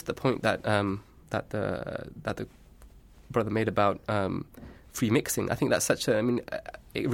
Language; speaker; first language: English; native; English